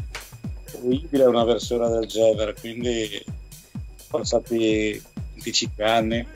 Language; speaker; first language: Italian; native; Italian